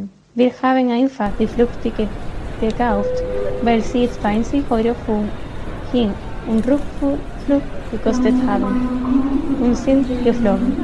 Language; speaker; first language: German; non-native, learner; Spanish